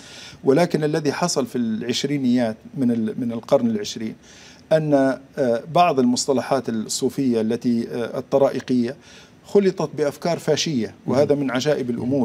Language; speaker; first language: Arabic; native; Arabic